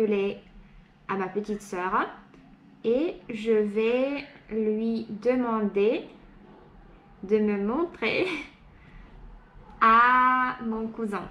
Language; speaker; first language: French; non-native, fluent; Russian